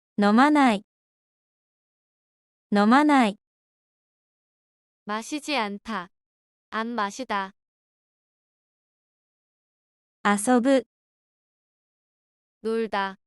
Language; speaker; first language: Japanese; non-native, fluent; Korean